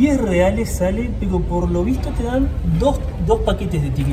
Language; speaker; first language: Spanish; native; Spanish